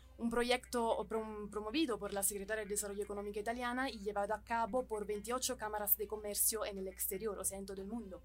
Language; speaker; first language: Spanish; non-native, fluent; Italian